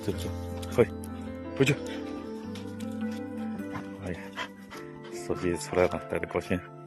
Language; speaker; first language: Chinese; native; Chinese